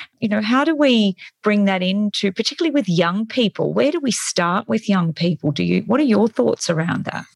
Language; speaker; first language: English; native; English